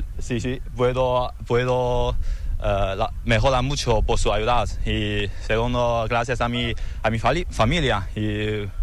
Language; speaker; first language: Spanish; non-native, learner; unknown